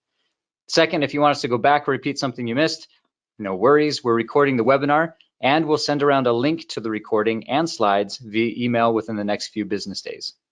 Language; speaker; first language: English; native; English